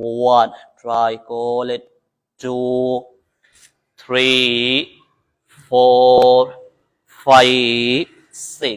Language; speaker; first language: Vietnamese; non-native, learner; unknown